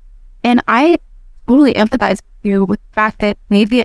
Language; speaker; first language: English; native; English